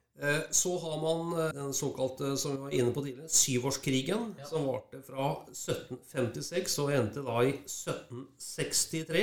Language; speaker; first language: Norwegian; native; Norwegian